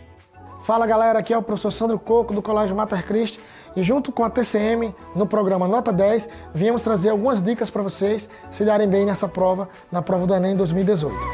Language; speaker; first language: Portuguese; native; Portuguese